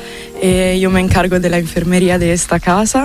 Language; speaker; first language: Spanish; non-native, fluent; Italian